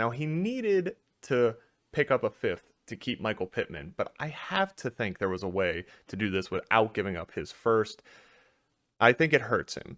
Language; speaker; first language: English; native; English